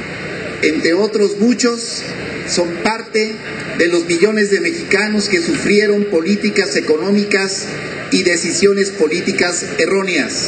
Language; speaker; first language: Spanish; native; Spanish